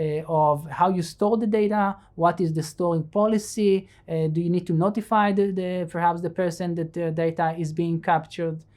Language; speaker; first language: English; non-native, fluent; Hebrew